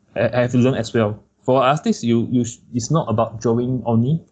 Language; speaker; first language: English; non-native, local second language; Chinese